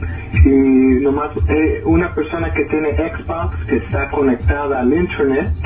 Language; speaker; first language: Spanish; early bilingual, heritage; Spanish